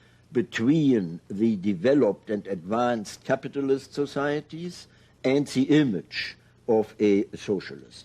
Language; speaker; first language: English; non-native, fluent; German